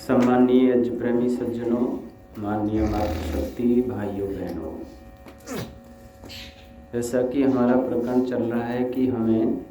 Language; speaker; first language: Hindi; native; Hindi